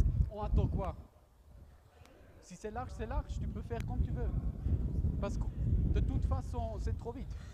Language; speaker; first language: French; non-native, local second language; German